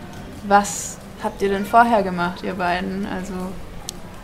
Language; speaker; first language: German; native; German